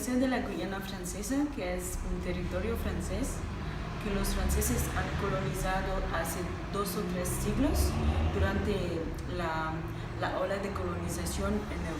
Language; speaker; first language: Spanish; non-native, fluent; French